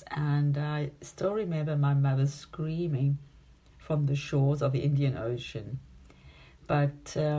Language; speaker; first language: English; native; English